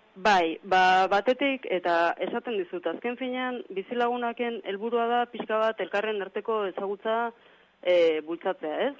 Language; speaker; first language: Basque; native; Basque